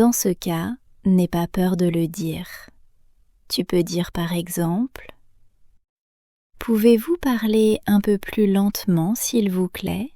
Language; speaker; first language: French; native; French